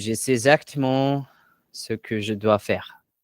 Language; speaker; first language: French; non-native, learner; Portuguese